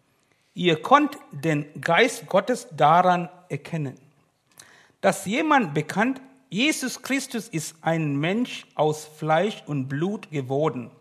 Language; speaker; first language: German; non-native, learner; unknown